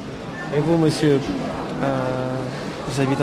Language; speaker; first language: French; non-native, learner; Arabic